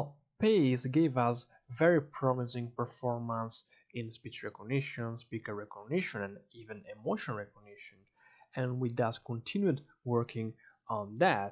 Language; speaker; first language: English; non-native, fluent; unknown